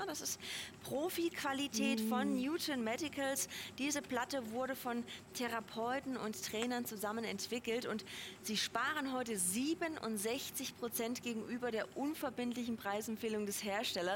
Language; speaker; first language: German; native; German